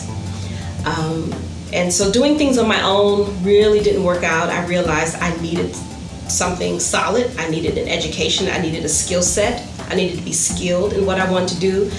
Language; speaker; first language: English; native; English